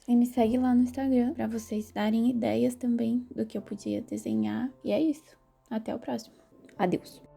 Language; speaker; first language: Portuguese; native; Portuguese